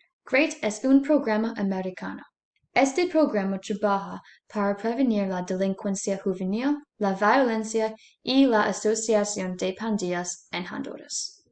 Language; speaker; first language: Spanish; non-native, learner; English